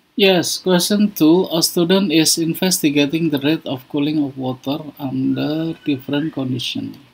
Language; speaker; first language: English; non-native, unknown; Indonesian